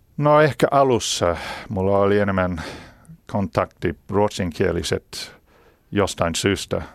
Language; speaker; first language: Finnish; non-native, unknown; English